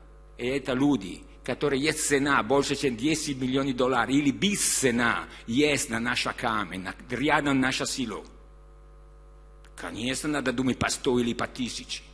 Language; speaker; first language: Russian; non-native, learner; Italian